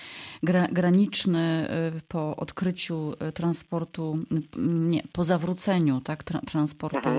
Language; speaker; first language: Polish; native; Polish